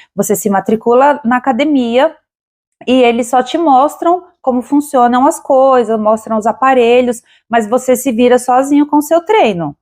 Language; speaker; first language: Portuguese; native; Portuguese